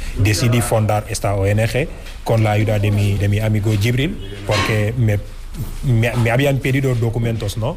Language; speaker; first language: Spanish; non-native, fluent; Wolof